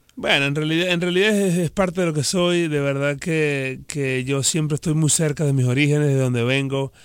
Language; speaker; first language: Spanish; native; Spanish